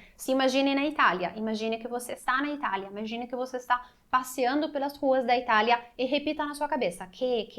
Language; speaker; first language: Portuguese; non-native, fluent; Italian